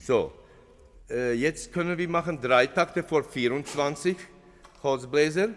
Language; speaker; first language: German; non-native, fluent; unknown